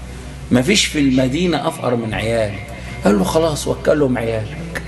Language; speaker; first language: Arabic; native; Arabic